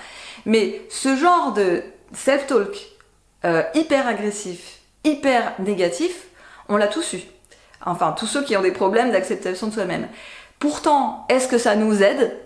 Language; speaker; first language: French; native; French